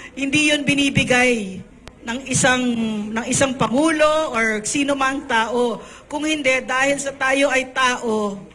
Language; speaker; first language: Filipino; native; Filipino